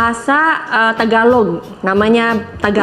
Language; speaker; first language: Indonesian; non-native, learner; Filipino